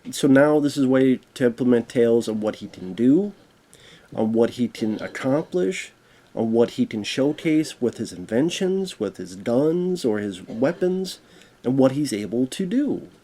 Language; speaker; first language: English; native; English